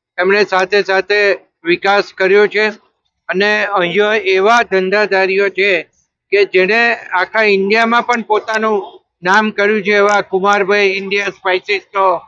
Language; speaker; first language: Gujarati; native; Gujarati